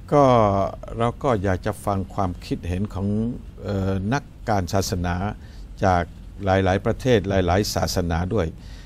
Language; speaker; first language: Thai; non-native, local second language; Pattani Malay